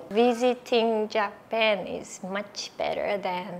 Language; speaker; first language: English; non-native, fluent; Japanese